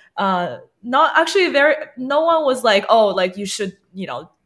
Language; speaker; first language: English; early bilingual, other home language; Chinese